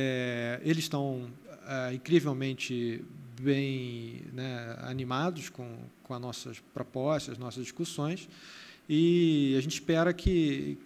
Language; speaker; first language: Portuguese; native; Portuguese